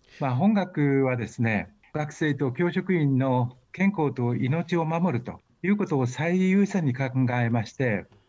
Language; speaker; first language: Japanese; native; Japanese